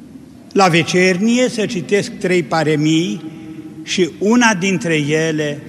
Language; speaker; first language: Romanian; native; Romanian